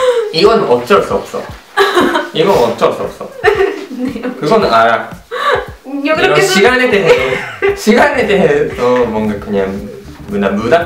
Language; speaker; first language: Korean; non-native, fluent; Japanese